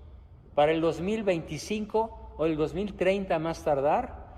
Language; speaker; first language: Spanish; native; Spanish